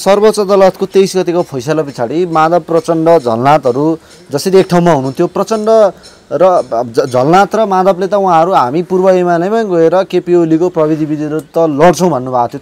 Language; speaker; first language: Nepali; native; Nepali